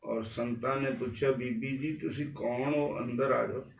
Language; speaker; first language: Hindi; non-native, local second language; Punjabi